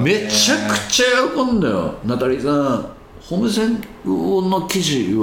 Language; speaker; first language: Japanese; native; Japanese